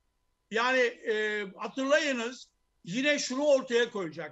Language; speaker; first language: Turkish; native; Turkish